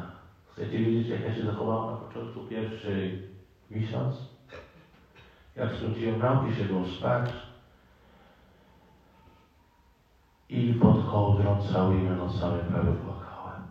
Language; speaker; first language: Polish; non-native, fluent; Arabic